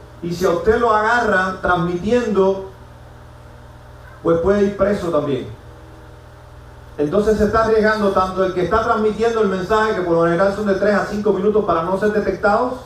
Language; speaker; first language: Spanish; native; Spanish